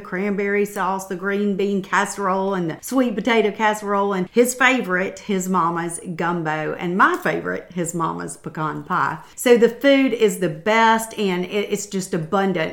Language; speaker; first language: English; native; English